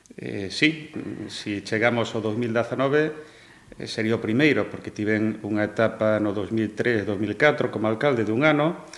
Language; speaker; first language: Galician; native; Galician